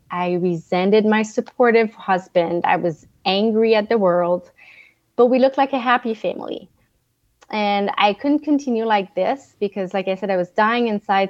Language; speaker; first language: English; non-native, fluent; French